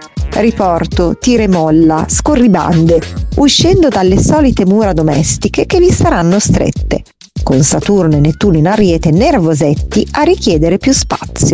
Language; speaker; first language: Italian; native; Italian